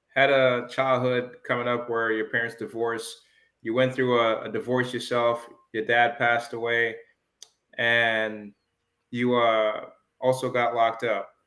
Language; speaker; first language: English; early bilingual, other home language; Jamaican Creole English